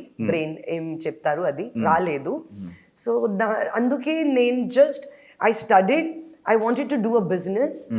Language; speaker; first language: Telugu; non-native, learner; Hindi